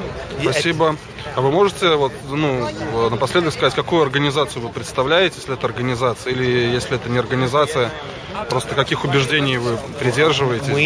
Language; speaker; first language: Russian; native; Russian